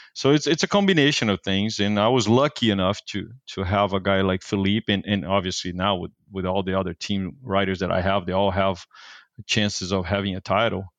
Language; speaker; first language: English; non-native, fluent; Portuguese